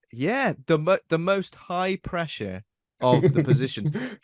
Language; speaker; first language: English; native; English